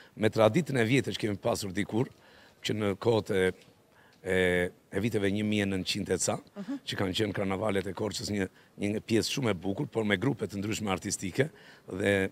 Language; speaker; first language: Albanian; native; Albanian